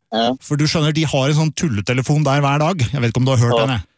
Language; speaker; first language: Norwegian; native; Norwegian